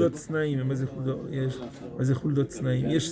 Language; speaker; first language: Hebrew; non-native, fluent; French